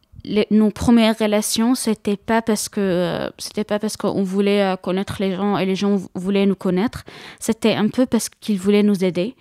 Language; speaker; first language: French; non-native, fluent; Arabic